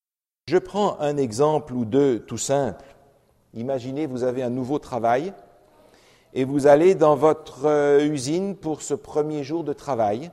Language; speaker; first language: French; native; French